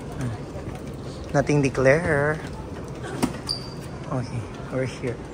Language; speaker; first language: English; non-native, learner; Filipino